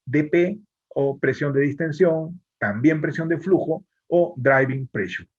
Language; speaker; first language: Spanish; native; Spanish